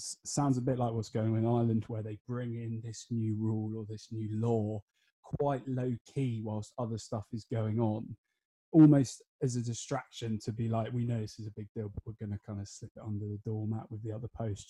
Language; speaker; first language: English; native; English